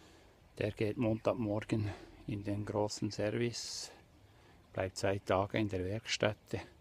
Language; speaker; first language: German; native; German